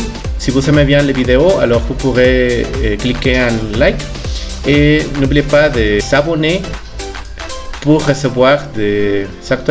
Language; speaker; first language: French; non-native, fluent; Spanish